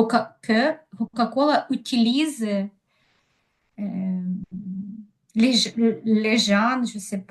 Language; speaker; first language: French; non-native, learner; Ukrainian